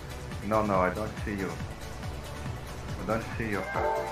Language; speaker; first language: English; non-native, learner; Portuguese